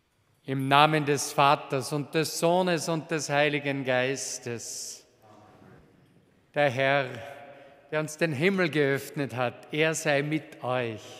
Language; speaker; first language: German; native; German